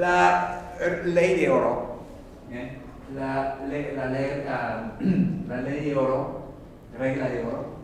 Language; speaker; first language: Spanish; non-native, fluent; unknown